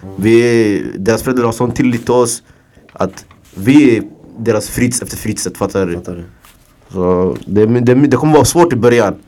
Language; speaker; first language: Swedish; early bilingual, other home language; Somali